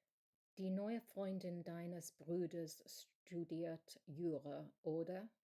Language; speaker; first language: German; non-native, learner; English